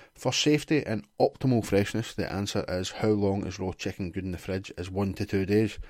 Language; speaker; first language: English; native; English